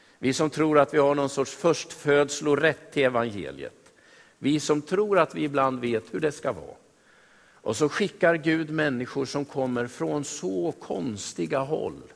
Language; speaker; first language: Swedish; native; Swedish